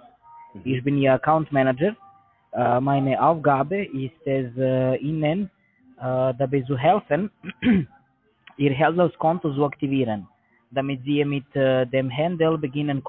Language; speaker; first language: German; non-native, learner; English